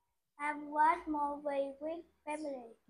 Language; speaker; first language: English; non-native, learner; Vietnamese